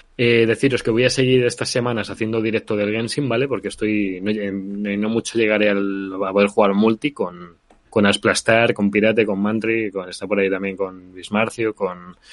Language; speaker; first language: Spanish; native; Spanish